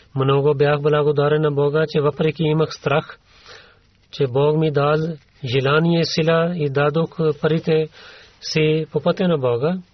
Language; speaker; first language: Bulgarian; non-native, learner; Urdu